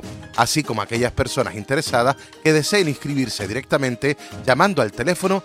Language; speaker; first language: Spanish; native; Spanish